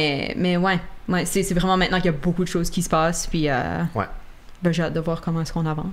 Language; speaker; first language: French; native; French